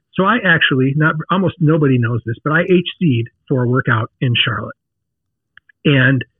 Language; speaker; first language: English; native; English